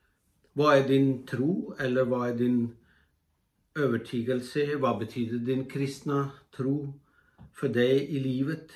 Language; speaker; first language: Swedish; non-native, fluent; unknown